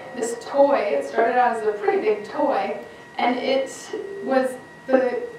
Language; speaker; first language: English; native; English